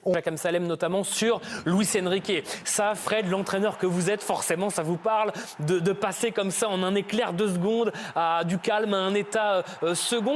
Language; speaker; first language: French; native; French